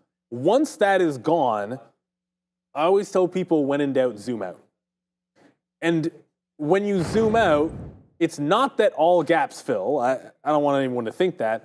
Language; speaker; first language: English; native; English